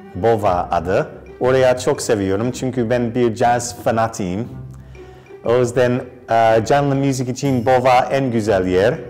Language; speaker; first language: Turkish; non-native, learner; English